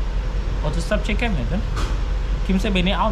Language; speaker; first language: Turkish; non-native, fluent; Khmer